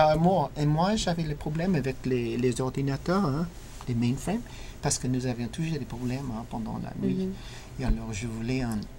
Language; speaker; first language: French; non-native, learner; English